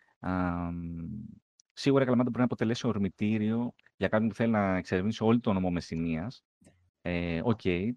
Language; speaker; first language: Greek; native; Greek